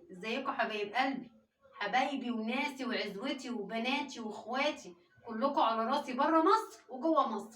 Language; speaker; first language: Arabic; native; Arabic